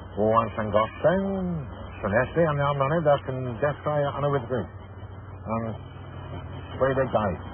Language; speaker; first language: Welsh; non-native, learner; English